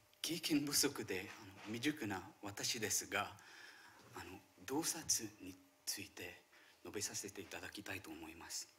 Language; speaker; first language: Japanese; non-native, fluent; Marathi